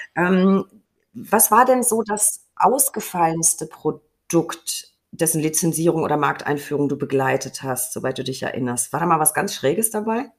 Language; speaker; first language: German; native; German